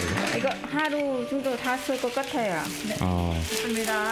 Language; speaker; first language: Korean; non-native, learner; Vietnamese